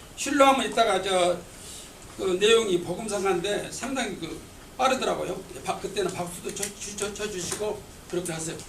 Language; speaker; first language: Korean; native; Korean